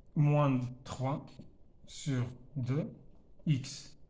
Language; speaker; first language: French; non-native, local second language; Arabic